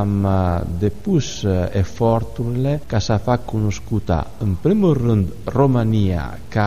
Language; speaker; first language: Romanian; non-native, fluent; Italian